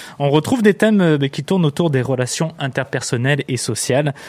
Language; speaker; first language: French; native; French